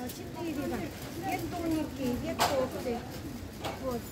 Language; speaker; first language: Russian; non-native, learner; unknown